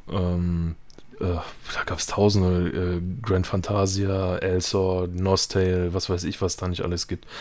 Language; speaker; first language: German; native; German